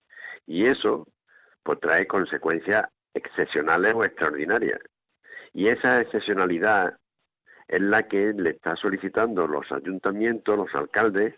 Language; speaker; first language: Spanish; native; Spanish